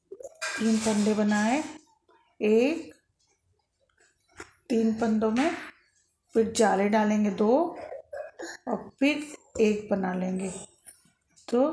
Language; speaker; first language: Hindi; native; Hindi